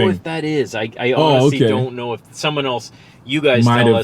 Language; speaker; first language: English; native; English